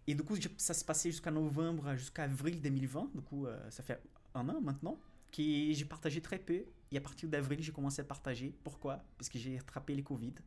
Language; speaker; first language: French; non-native, fluent; Portuguese